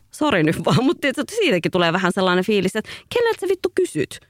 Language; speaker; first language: Finnish; early bilingual, other home language; Tigrinya